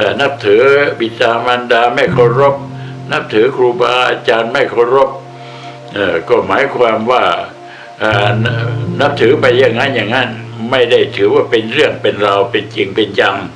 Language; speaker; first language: Thai; native; Thai